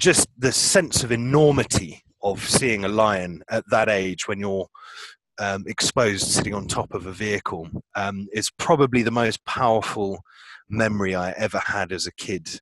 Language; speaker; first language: English; native; English